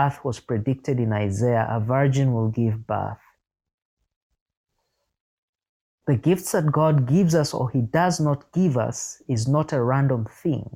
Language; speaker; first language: English; non-native, local second language; Ganda